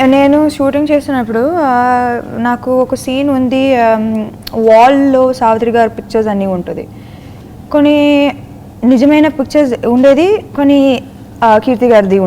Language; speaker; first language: Telugu; non-native, fluent; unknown